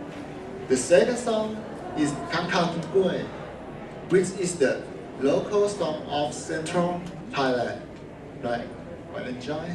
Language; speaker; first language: English; non-native, learner; Thai